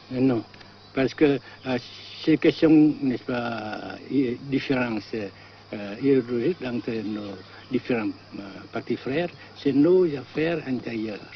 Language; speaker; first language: French; non-native, local second language; Vietnamese